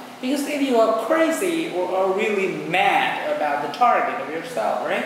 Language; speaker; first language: English; non-native, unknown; Vietnamese